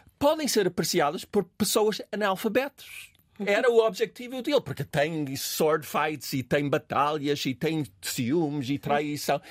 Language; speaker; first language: Portuguese; non-native, fluent; English